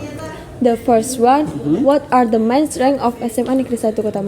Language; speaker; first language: English; non-native, learner; Indonesian